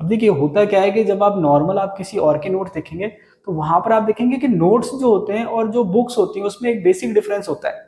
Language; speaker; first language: Hindi; native; Hindi